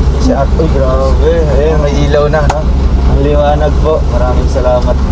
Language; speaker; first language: Filipino; non-native, local second language; Cebuano